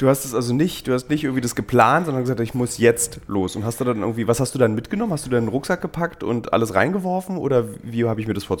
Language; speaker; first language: German; native; German